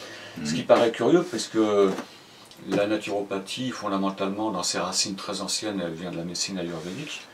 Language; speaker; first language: French; native; French